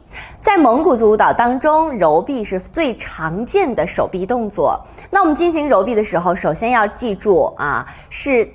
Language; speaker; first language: Chinese; native; Chinese